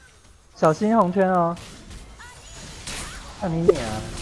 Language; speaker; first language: Chinese; native; Chinese